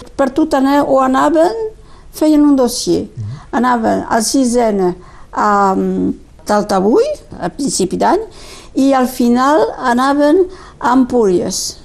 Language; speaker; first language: Catalan; native; Catalan